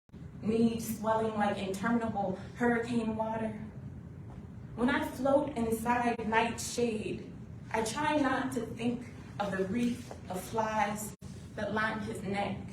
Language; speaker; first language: English; native; English